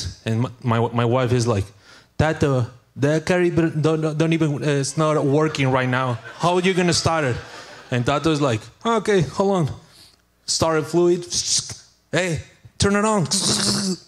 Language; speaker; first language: English; non-native, learner; Spanish